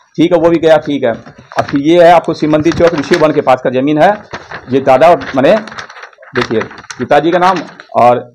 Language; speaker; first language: Hindi; native; Hindi